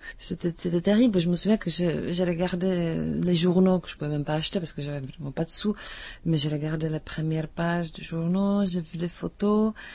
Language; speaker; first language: French; non-native, fluent; Czech